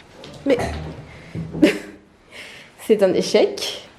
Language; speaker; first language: French; native; French